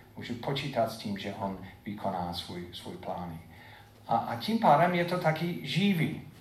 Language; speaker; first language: Czech; non-native, fluent; English